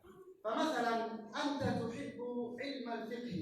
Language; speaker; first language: Arabic; native; Arabic